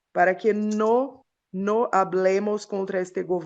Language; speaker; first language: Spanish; non-native, learner; Portuguese